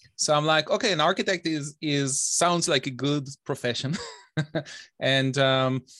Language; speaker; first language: English; non-native, fluent; Hebrew